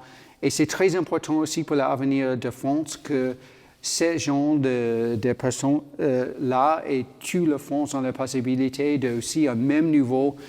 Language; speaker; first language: French; non-native, learner; English